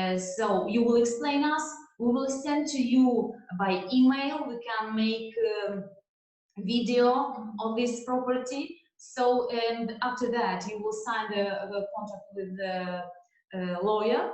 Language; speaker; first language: English; non-native, learner; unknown